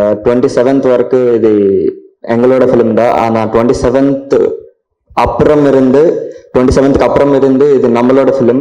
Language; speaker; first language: Tamil; non-native, learner; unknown